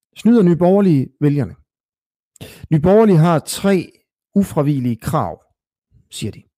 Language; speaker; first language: Danish; native; Danish